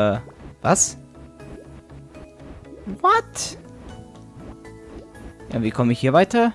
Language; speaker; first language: German; native; German